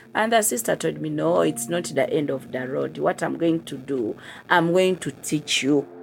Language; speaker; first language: English; non-native, fluent; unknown